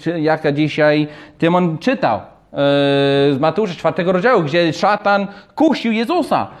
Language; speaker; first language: Polish; non-native, fluent; English